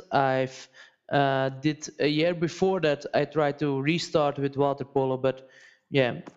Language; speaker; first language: English; non-native, fluent; Dutch